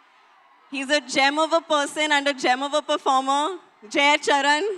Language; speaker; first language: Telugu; non-native, learner; Hindi